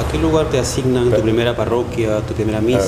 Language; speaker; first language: Spanish; native; Spanish